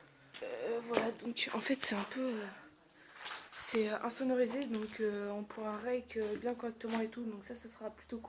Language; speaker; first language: French; native; French